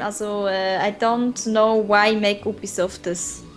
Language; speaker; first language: English; non-native, learner; German